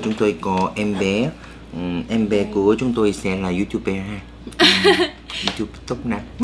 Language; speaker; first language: Vietnamese; non-native, learner; Korean